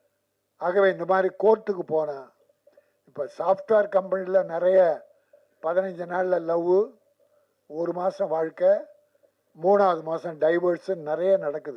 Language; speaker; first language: Tamil; native; Tamil